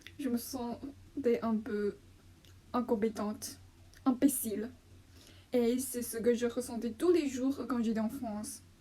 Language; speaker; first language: French; non-native, fluent; Chinese